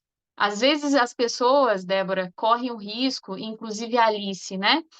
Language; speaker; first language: Portuguese; native; Portuguese